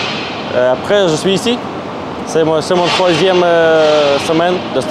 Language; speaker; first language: French; non-native, learner; Ukrainian